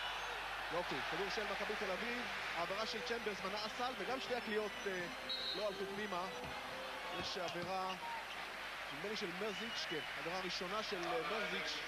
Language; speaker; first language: Hebrew; native; Hebrew